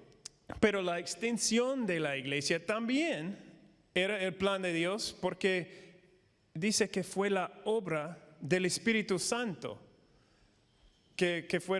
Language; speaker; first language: Spanish; non-native, fluent; English